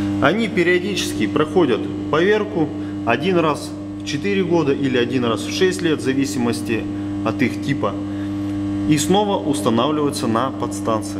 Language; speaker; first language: Russian; native; Russian